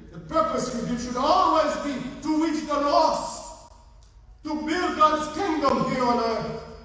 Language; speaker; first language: English; non-native, fluent; Haitian Creole